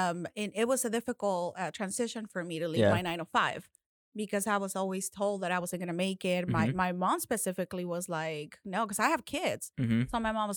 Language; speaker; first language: English; non-native, fluent; Spanish